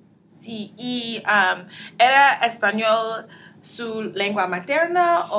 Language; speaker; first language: Spanish; non-native, learner; English